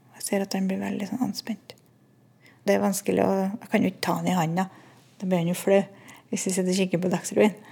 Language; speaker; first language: Norwegian; native; Norwegian